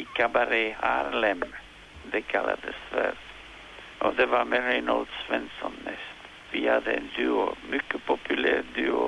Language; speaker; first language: Swedish; non-native, fluent; French